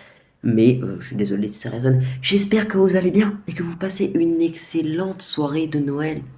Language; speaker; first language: French; native; French